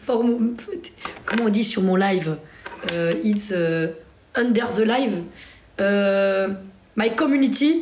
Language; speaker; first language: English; non-native, learner; French